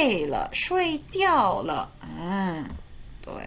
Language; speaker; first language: Chinese; non-native, fluent; Indonesian